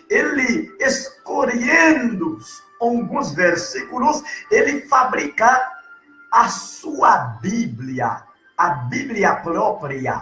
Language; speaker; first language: Portuguese; non-native, learner; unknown